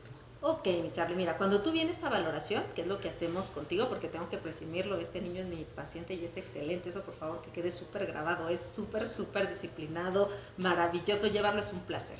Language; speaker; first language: Spanish; native; Spanish